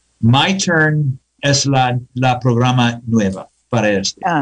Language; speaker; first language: Spanish; non-native, learner; English